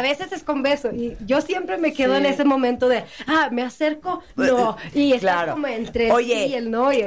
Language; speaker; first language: Spanish; non-native, fluent; Swedish